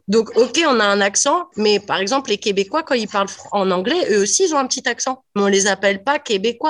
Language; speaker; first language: French; native; French